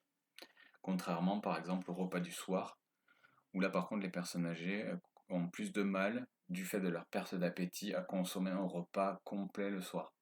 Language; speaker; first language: French; native; French